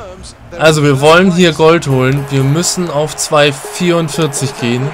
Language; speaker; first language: German; native; German